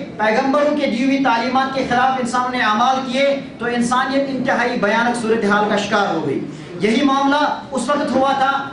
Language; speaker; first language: Urdu; native; Urdu